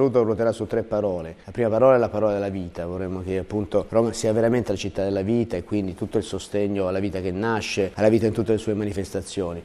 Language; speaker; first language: Italian; native; Italian